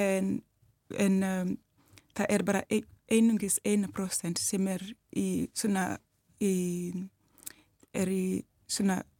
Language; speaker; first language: Icelandic; non-native, learner; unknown